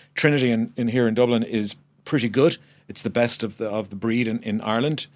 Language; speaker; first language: English; native; English